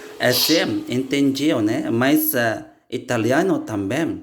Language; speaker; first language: Portuguese; non-native, learner; Indonesian